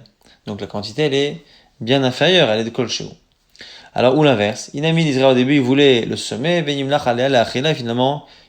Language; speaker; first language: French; native; French